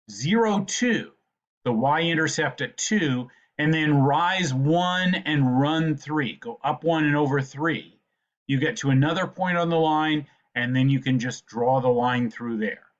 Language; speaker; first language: English; native; English